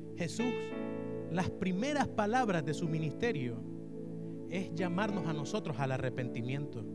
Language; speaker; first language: Spanish; native; Spanish